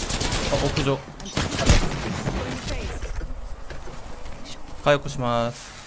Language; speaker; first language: Japanese; non-native, learner; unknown